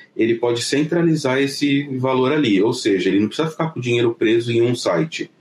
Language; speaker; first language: Portuguese; native; Portuguese